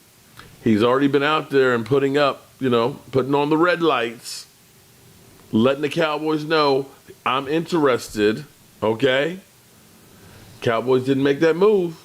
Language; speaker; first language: English; native; English